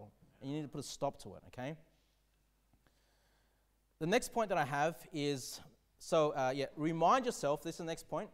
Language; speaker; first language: English; native; English